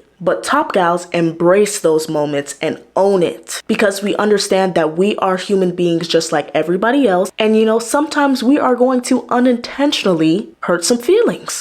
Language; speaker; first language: English; native; English